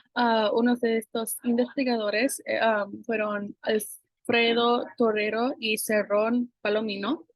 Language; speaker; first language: Spanish; non-native, fluent; English